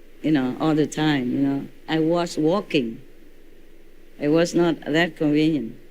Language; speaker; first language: English; non-native, fluent; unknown